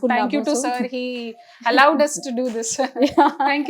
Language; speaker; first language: Telugu; non-native, fluent; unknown